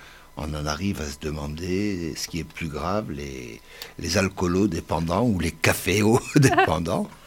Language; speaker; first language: French; native; French